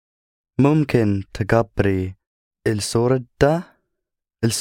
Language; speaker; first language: Arabic; non-native, learner; English